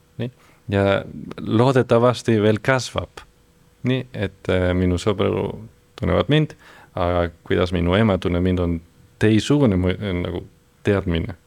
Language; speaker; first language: Estonian; non-native, fluent; Spanish